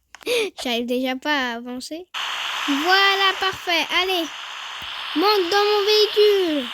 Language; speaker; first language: French; native; French